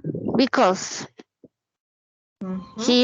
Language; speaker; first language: English; non-native, learner; Spanish